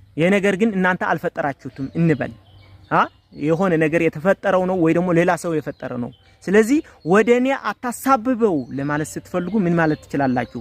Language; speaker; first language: Amharic; non-native, local second language; Tigrinya